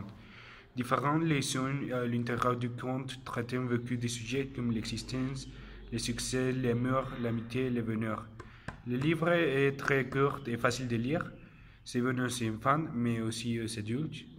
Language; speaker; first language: French; non-native, learner; Spanish